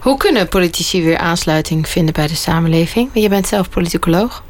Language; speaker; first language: Dutch; native; Dutch